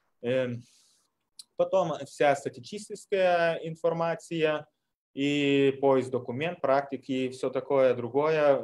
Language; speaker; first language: Russian; non-native, fluent; Lithuanian